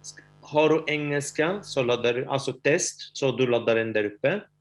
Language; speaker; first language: Swedish; non-native, fluent; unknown